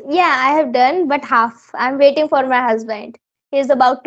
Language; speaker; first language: English; non-native, local second language; Hindi